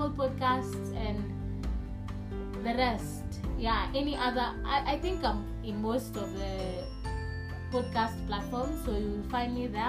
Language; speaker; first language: English; non-native, local second language; Swahili